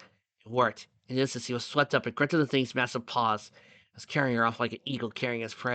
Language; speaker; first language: English; native; English